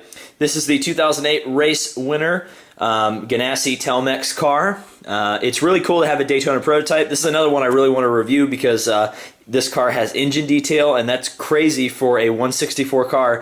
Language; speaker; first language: English; native; English